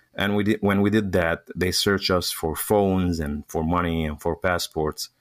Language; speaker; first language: English; non-native, fluent; Arabic